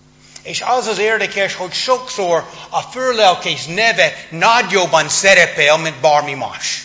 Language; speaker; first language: Hungarian; non-native, fluent; English